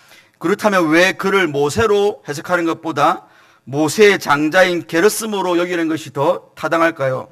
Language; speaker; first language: Korean; native; Korean